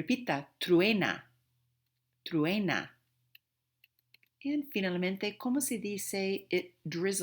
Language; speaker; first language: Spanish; non-native, fluent; English